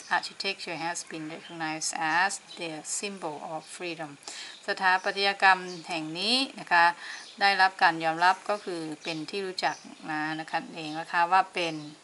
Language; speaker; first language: Thai; native; Thai